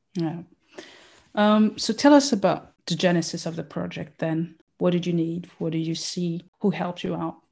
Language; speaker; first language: English; non-native, fluent; Rundi